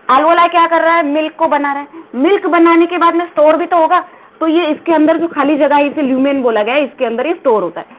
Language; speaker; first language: Hindi; non-native, local second language; Marathi